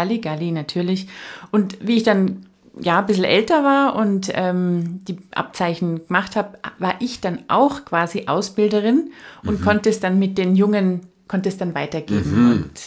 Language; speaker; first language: German; native; German